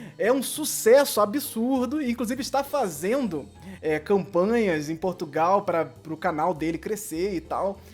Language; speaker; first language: Portuguese; native; Portuguese